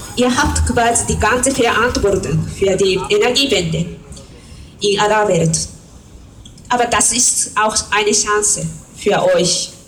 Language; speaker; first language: German; non-native, fluent; Japanese